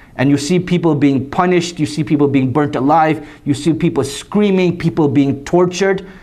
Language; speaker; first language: English; native; English